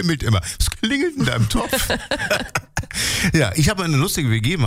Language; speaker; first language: German; native; German